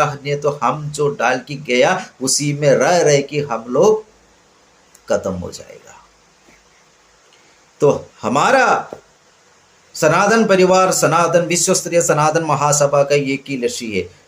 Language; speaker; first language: Hindi; non-native, local second language; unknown